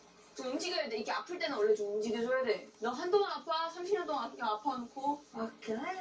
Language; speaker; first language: Korean; native; Korean